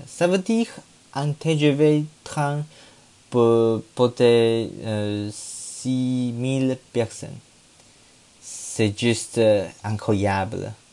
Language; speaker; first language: French; non-native, learner; Chinese